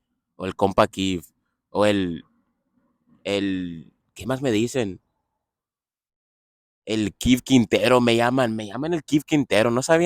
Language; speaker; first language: Spanish; non-native, fluent; English